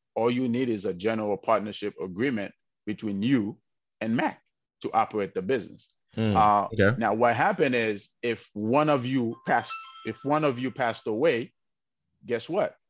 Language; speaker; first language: English; early bilingual, heritage; English